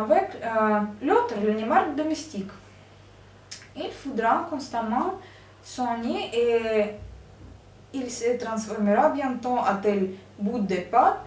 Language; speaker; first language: French; non-native, learner; Russian